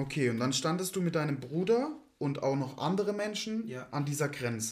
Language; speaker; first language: German; native; German